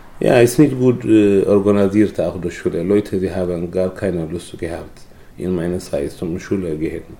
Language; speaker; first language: German; non-native, learner; Tigrinya